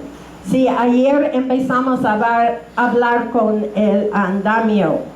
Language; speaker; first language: Spanish; non-native, fluent; English